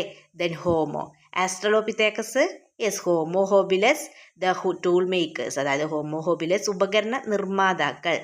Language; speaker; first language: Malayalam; native; Malayalam